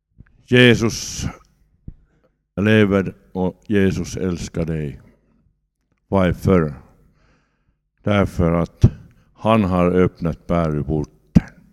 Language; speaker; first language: Swedish; non-native, fluent; Finnish